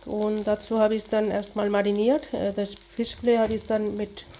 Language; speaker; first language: German; non-native, fluent; Bangla